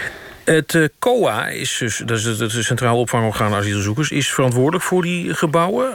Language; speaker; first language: Dutch; native; Dutch